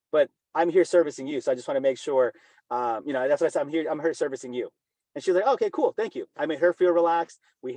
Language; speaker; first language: English; native; English